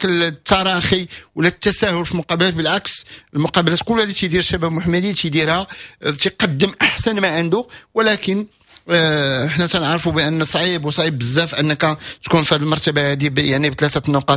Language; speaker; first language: Arabic; native; Arabic